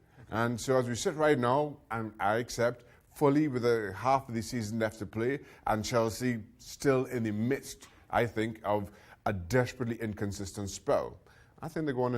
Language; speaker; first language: English; native; English